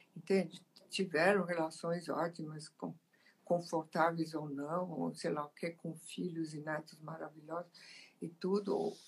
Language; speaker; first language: Portuguese; early bilingual, other home language; Italian